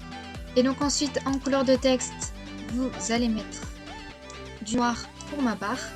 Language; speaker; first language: French; native; French